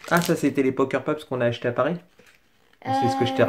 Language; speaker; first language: French; native; French